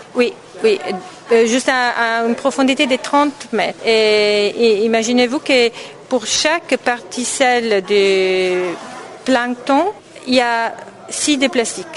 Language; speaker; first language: French; non-native, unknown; Italian